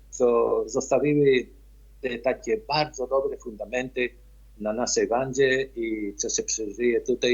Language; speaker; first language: Polish; early bilingual, heritage; Polish